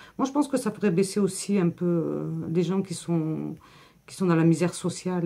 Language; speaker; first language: French; native; French